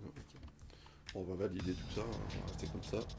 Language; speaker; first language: French; native; French